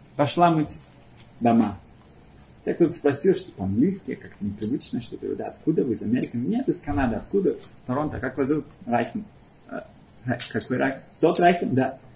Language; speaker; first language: Russian; early bilingual, heritage; Russian